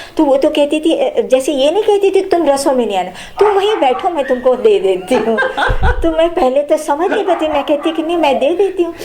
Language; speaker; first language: Hindi; non-native, local second language; Marathi